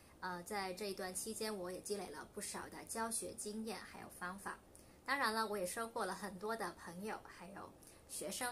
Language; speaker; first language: Chinese; non-native, local second language; Cantonese